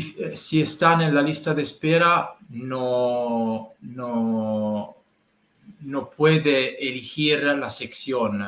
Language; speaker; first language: Spanish; non-native, learner; Italian